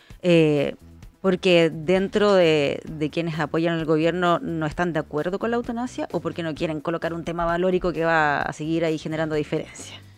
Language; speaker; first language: Spanish; native; Spanish